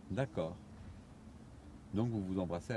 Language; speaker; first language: French; native; French